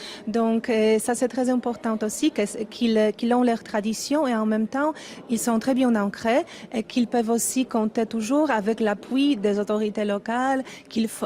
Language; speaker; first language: French; non-native, fluent; Polish